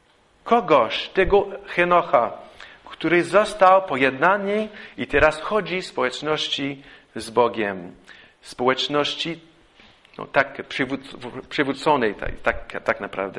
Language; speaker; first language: Polish; non-native, fluent; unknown